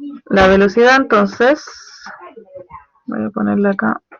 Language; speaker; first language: Spanish; native; Spanish